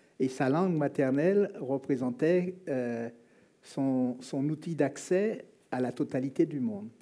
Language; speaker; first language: French; native; French